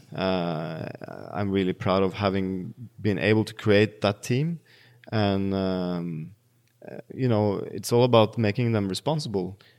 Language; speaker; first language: English; non-native, fluent; Norwegian